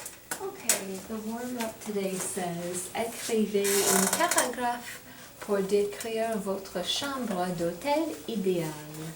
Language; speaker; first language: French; non-native, fluent; English